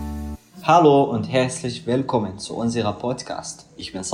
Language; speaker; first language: German; non-native, learner; Arabic